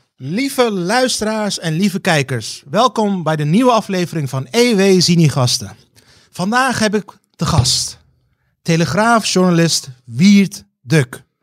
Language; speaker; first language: Dutch; early bilingual, other home language; Turkish